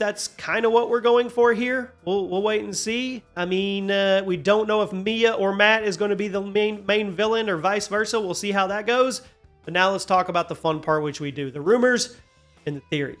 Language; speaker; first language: English; native; English